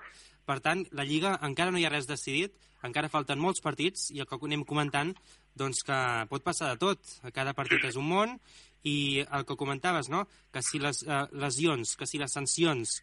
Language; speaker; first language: Catalan; native; Catalan